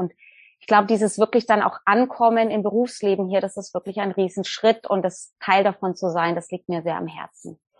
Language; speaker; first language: German; native; German